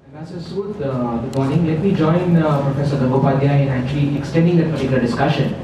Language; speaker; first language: English; non-native, fluent; Persian